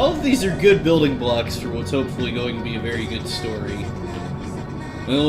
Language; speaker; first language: English; native; English